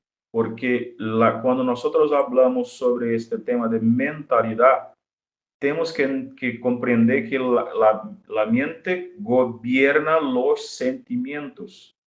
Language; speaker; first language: Spanish; non-native, fluent; Portuguese